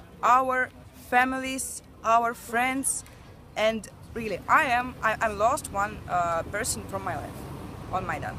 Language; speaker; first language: English; non-native, learner; Russian